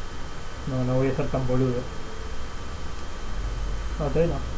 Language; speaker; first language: Spanish; native; Spanish